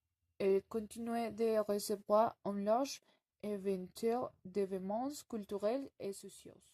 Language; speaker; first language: French; non-native, learner; Spanish